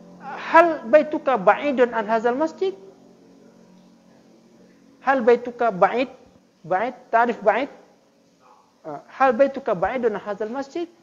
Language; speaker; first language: Arabic; non-native, fluent; Indonesian